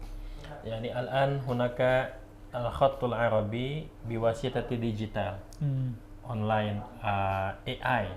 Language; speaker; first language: Arabic; non-native, learner; Indonesian